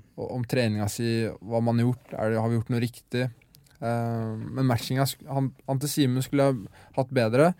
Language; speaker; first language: Norwegian; native; Norwegian